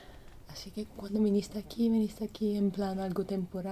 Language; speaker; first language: Spanish; non-native, learner; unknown